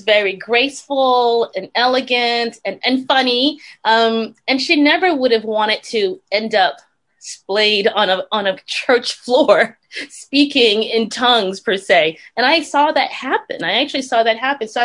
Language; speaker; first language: English; native; English